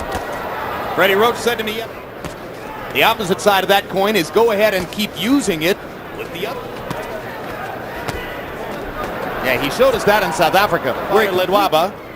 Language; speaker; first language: English; native; English